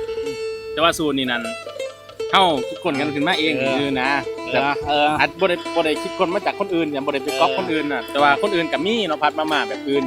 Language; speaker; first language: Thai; non-native, local second language; Northeastern Thai